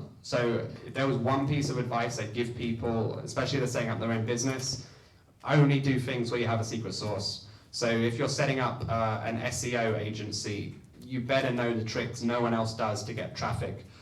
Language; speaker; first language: English; native; English